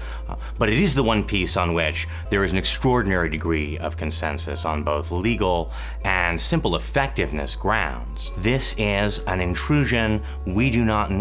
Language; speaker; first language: English; native; English